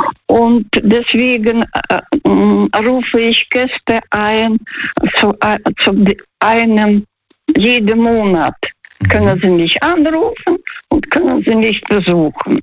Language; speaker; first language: German; early bilingual, heritage; Russian